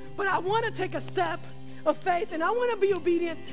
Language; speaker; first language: English; early bilingual, other home language; Spanish